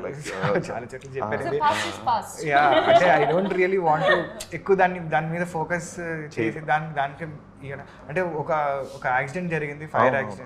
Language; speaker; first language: Telugu; native; Telugu